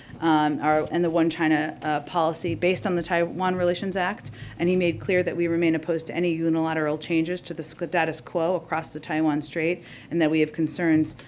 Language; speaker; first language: English; native; English